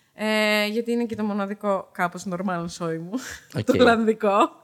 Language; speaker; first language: Greek; early bilingual, other home language; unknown